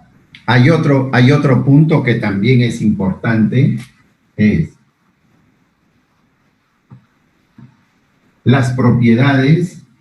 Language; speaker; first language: Spanish; native; Spanish